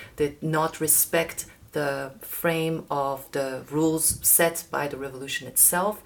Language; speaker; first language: English; non-native, fluent; Persian